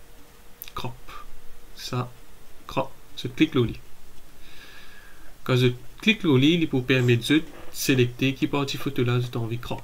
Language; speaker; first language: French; non-native, local second language; Morisyen